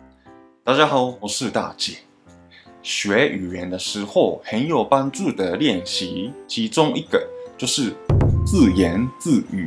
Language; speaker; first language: Chinese; non-native, fluent; Japanese